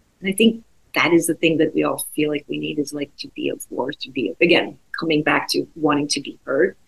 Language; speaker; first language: English; non-native, fluent; Czech